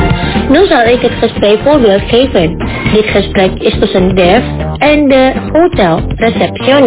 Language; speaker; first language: Dutch; non-native, learner; Indonesian